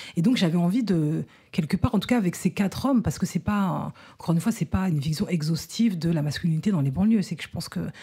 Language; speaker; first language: French; native; French